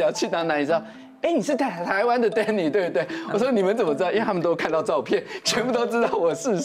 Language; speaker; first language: Chinese; native; Chinese